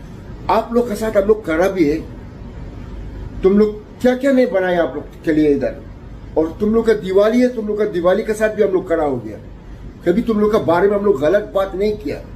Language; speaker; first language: Hindi; non-native, learner; Arabic